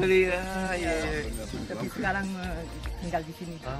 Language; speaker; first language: Indonesian; non-native, learner; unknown